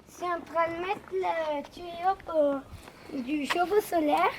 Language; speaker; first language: French; early bilingual, heritage; French